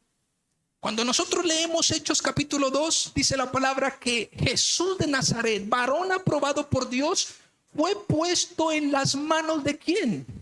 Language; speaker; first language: Spanish; native; Spanish